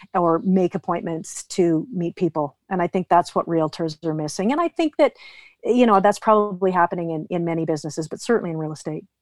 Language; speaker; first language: English; native; English